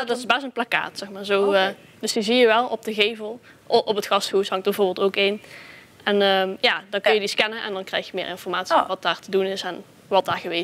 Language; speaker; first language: Dutch; native; Dutch